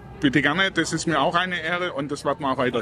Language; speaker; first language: German; native; German